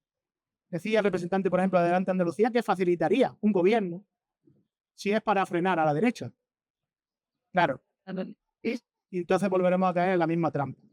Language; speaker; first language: Spanish; native; Spanish